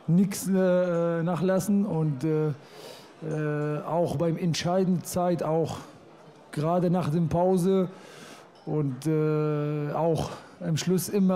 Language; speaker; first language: German; non-native, fluent; Arabic